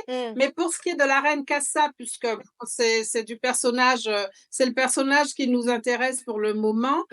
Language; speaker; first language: French; native; French